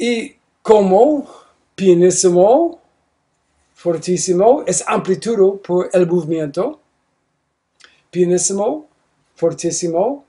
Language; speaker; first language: Spanish; non-native, learner; English